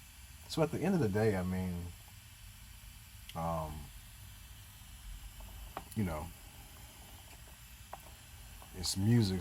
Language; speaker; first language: English; native; English